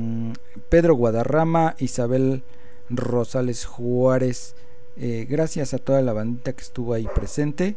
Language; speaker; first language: Spanish; native; Spanish